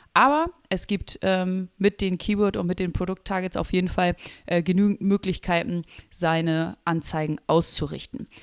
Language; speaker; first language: German; native; German